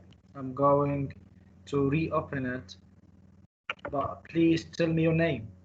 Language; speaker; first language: English; non-native, fluent; Arabic